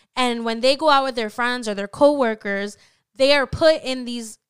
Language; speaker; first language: English; native; English